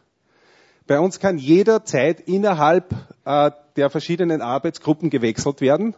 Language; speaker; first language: German; native; German